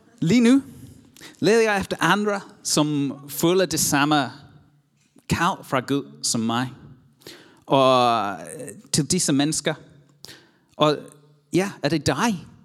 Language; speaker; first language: Danish; non-native, learner; English